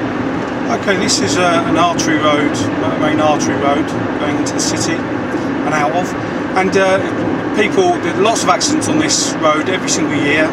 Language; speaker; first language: English; native; English